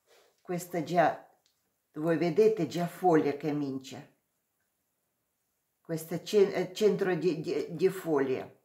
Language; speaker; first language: Italian; non-native, learner; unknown